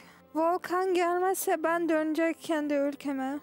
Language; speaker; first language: Turkish; non-native, learner; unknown